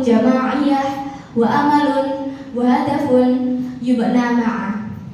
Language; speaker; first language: Arabic; non-native, learner; Indonesian